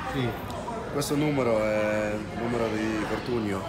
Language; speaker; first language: Italian; non-native, learner; Dutch